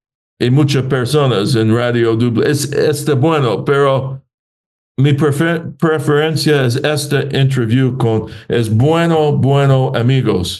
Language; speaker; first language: Spanish; non-native, learner; English